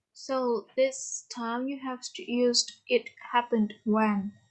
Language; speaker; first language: English; non-native, fluent; Vietnamese